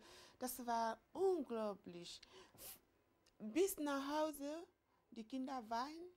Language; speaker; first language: German; non-native, learner; French